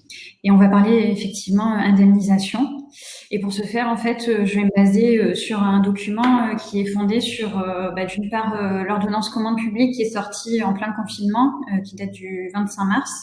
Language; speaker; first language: French; native; French